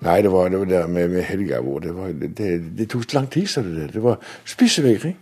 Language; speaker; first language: Norwegian; native; Norwegian